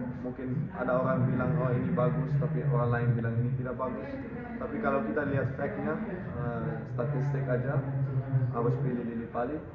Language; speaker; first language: Indonesian; non-native, fluent; Dutch